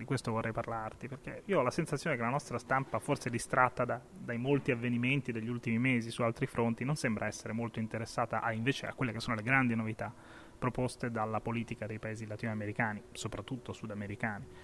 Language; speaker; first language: Italian; native; Italian